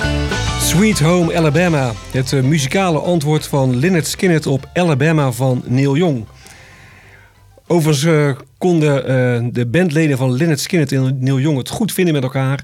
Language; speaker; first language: Dutch; native; Dutch